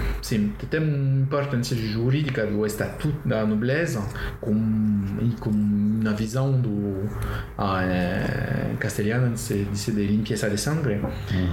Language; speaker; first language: Portuguese; non-native, learner; French